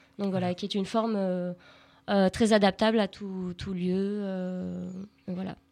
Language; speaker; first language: French; native; French